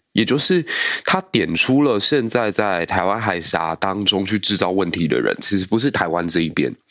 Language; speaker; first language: Chinese; native; Chinese